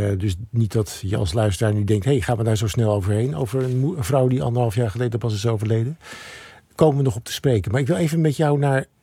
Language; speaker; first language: Dutch; native; Dutch